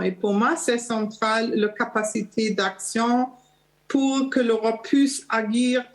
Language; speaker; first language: French; non-native, learner; German